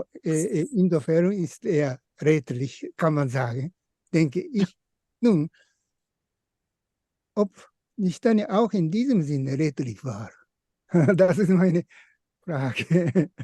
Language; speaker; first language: German; non-native, fluent; Japanese